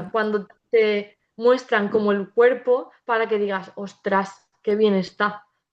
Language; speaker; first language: Spanish; native; Spanish